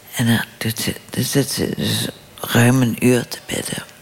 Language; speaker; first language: Dutch; native; Dutch